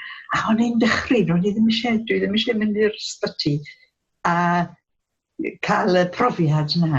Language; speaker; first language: Welsh; non-native, local second language; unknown